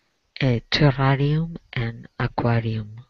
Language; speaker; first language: English; non-native, learner; Spanish